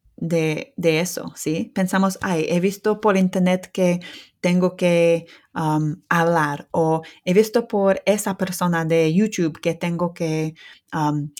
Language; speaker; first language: Spanish; non-native, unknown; English